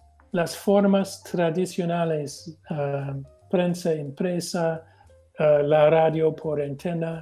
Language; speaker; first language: Spanish; non-native, fluent; English